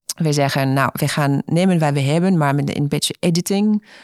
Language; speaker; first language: Dutch; non-native, fluent; French